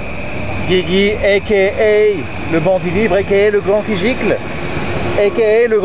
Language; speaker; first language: French; native; French